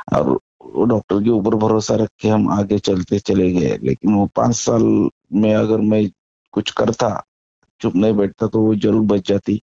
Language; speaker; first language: Hindi; non-native, local second language; Marathi